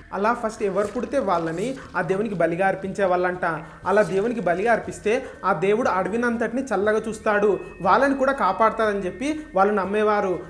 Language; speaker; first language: Telugu; native; Telugu